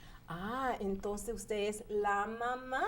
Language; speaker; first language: Spanish; non-native, learner; English